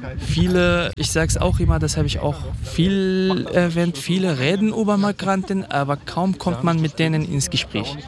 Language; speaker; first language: German; non-native, fluent; Kurdish